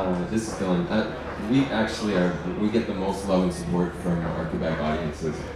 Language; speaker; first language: English; native; English